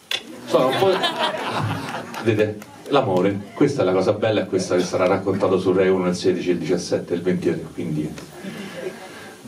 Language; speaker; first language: Italian; native; Italian